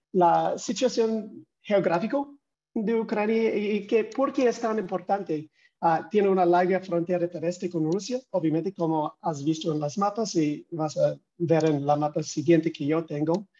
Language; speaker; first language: Spanish; non-native, fluent; English